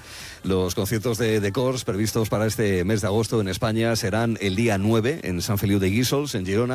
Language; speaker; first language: Spanish; native; Spanish